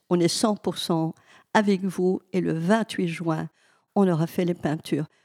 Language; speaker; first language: French; native; French